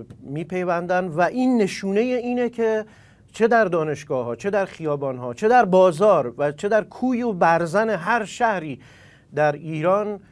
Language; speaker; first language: Persian; non-native, local second language; Central Kurdish